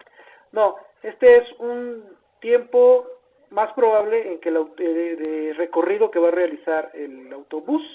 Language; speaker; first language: Spanish; native; Spanish